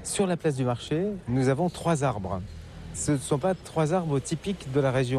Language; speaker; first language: French; native; French